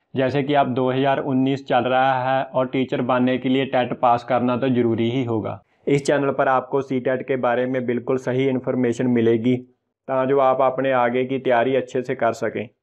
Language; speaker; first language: Hindi; non-native, local second language; Punjabi